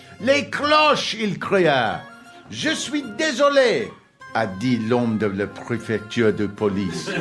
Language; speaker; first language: French; non-native, learner; English